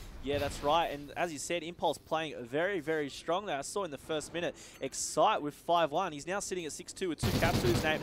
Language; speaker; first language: English; native; English